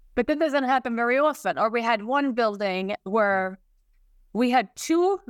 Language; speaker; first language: English; non-native, fluent; Swedish